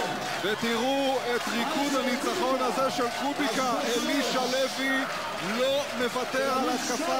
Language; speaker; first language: Hebrew; native; Hebrew